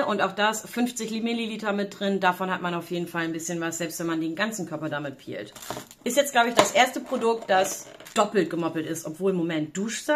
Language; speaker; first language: German; native; German